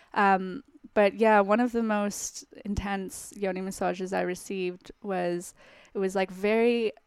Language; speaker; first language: English; native; English